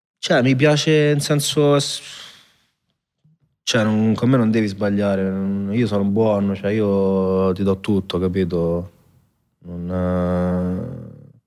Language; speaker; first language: Italian; native; Italian